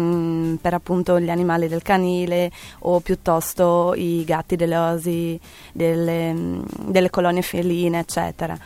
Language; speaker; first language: Italian; native; Italian